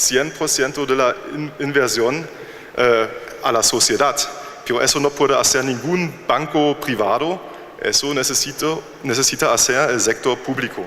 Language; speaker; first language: Spanish; non-native, learner; German